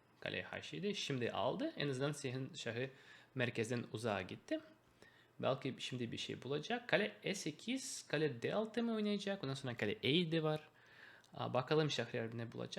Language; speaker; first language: Turkish; non-native, fluent; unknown